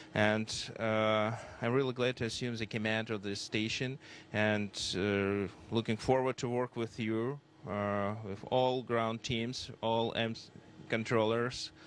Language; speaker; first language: English; non-native, fluent; Russian